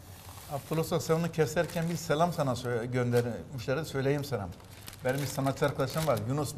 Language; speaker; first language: Turkish; native; Turkish